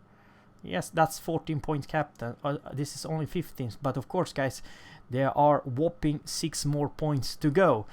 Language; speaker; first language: English; non-native, fluent; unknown